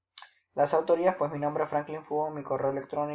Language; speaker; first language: Spanish; native; Spanish